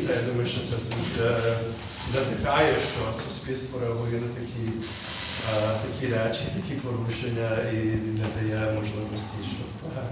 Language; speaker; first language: Ukrainian; early bilingual, heritage; Ukrainian